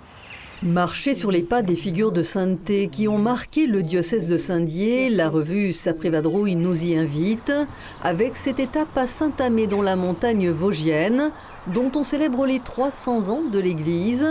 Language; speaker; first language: French; native; French